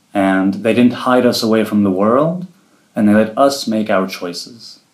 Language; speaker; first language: English; early bilingual, other home language; Hebrew